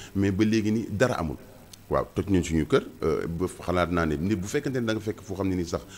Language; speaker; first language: Wolof; native; Wolof